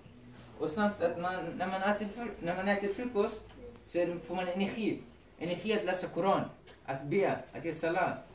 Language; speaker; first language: Swedish; non-native, fluent; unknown